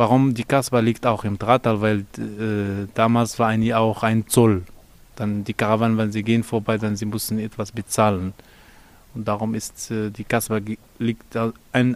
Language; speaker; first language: German; non-native, learner; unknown